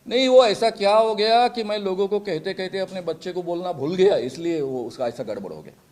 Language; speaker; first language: Hindi; non-native, local second language; Marathi